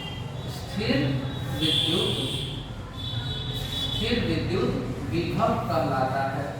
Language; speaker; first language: Hindi; native; Hindi